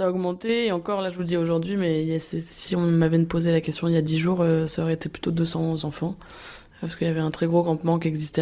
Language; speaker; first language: French; native; French